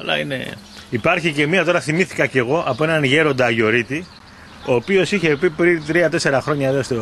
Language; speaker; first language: Greek; native; Greek